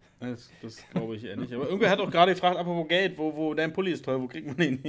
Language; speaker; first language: German; native; German